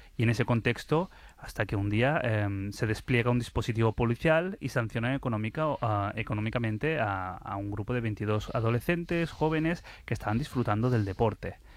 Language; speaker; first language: Spanish; early bilingual, other home language; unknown